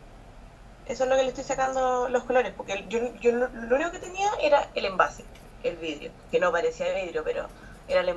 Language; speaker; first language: Spanish; native; Spanish